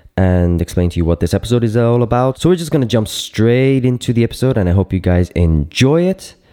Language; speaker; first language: English; non-native, fluent; Greek